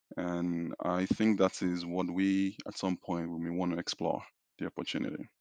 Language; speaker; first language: English; non-native, local second language; Yoruba